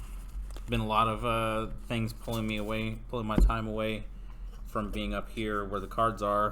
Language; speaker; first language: English; native; English